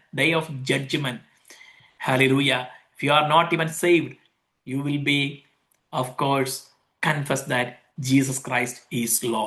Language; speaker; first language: English; non-native, local second language; Malayalam